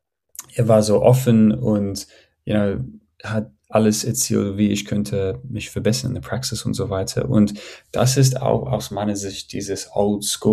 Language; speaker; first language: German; non-native, fluent; English